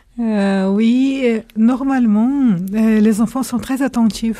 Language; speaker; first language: French; non-native, fluent; Portuguese